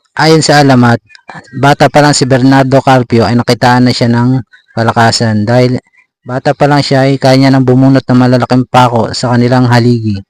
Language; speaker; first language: Filipino; native; Filipino